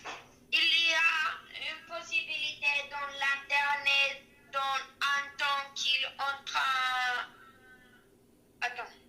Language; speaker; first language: French; non-native, learner; Spanish